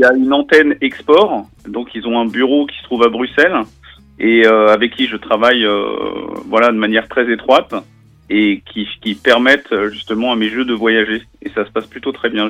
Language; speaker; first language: French; native; French